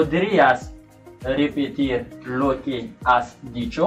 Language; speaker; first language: Spanish; non-native, learner; Haitian Creole